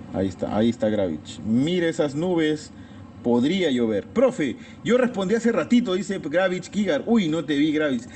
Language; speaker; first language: Spanish; native; Spanish